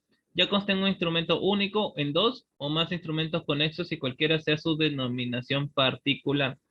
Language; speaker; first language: Spanish; native; Spanish